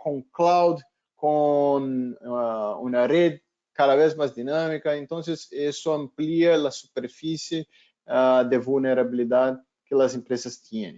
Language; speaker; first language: Spanish; non-native, fluent; Portuguese